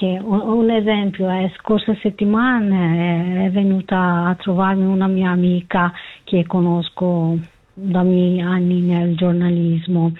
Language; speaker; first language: Italian; non-native, learner; Kurdish